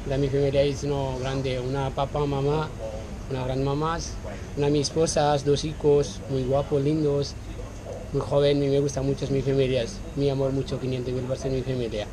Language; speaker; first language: Spanish; non-native, learner; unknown